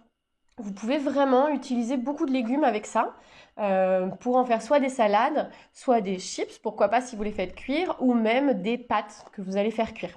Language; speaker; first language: French; native; French